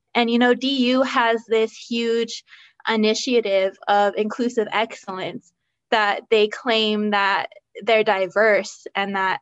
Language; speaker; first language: English; native; English